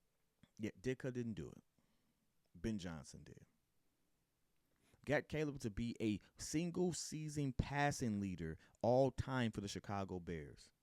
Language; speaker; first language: English; native; English